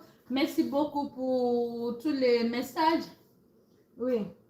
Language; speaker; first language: French; non-native, learner; English